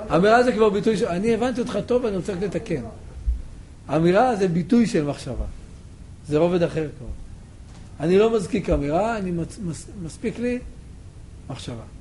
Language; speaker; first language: Hebrew; native; Hebrew